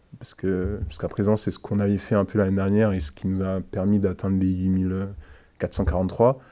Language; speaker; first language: French; early bilingual, other home language; Haitian Creole